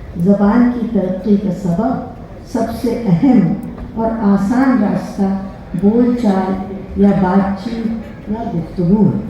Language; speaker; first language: Urdu; native; Urdu